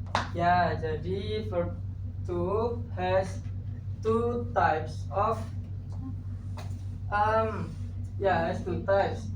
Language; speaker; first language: English; non-native, learner; Indonesian